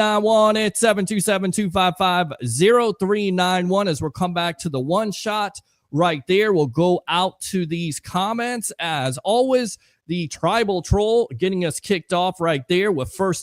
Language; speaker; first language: English; native; English